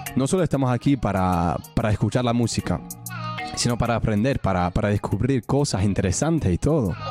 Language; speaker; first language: Spanish; non-native, fluent; English